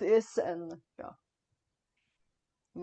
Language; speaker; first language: Dutch; non-native, fluent; Bulgarian